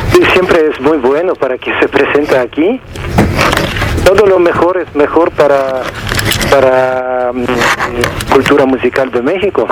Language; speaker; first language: Spanish; non-native, fluent; Russian